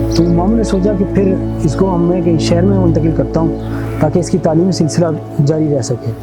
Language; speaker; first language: Urdu; non-native, local second language; Pahari-Potwari